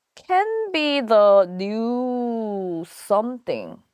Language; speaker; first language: English; non-native, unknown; Korean